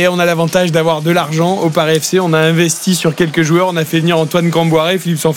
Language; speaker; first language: French; native; French